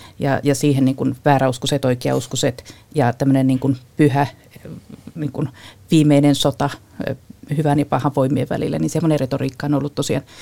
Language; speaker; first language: Finnish; native; Finnish